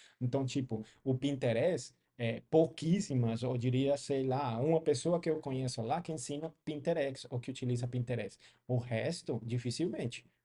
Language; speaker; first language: Portuguese; non-native, fluent; Spanish